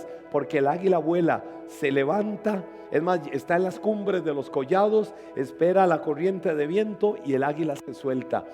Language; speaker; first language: Spanish; native; Spanish